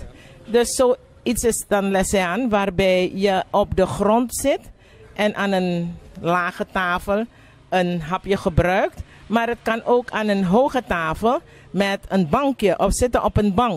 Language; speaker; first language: Dutch; non-native, local second language; Javanese